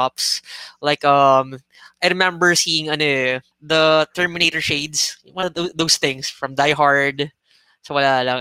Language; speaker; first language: English; non-native, local second language; Filipino